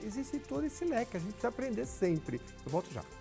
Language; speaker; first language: Portuguese; native; Portuguese